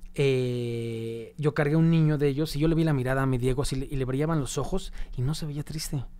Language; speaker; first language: Spanish; native; Spanish